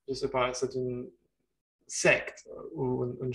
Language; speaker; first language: French; non-native, learner; German